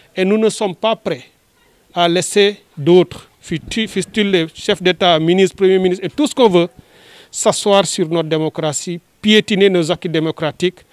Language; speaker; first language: French; non-native, local second language; Wolof